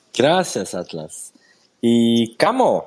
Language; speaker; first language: Spanish; non-native, fluent; Swedish